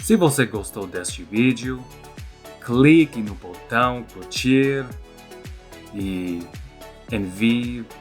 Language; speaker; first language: Portuguese; non-native, fluent; English